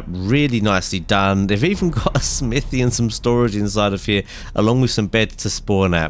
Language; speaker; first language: English; native; English